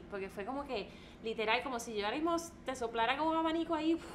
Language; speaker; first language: Spanish; native; Spanish